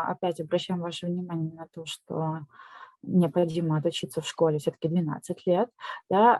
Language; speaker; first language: Russian; native; Russian